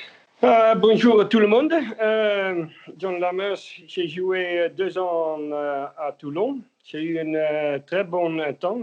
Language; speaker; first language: French; non-native, learner; Dutch